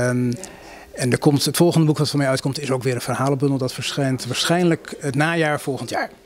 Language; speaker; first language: Dutch; native; Dutch